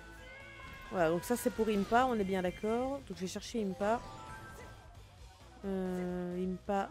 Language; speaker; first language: French; native; French